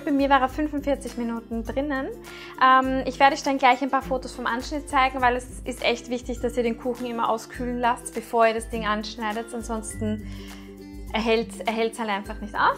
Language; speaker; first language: German; native; German